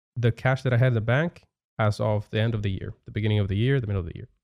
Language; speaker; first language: English; non-native, fluent; Spanish